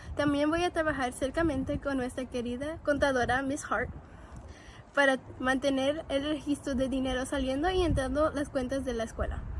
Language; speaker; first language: Spanish; early bilingual, heritage; Spanish